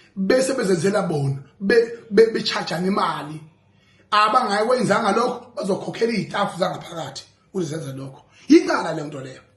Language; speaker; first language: Zulu; native; Zulu